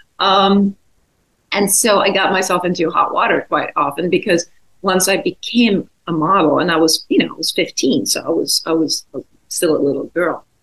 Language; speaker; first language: English; non-native, fluent; Czech